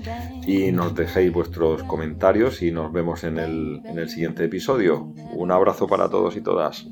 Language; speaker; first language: Spanish; native; Spanish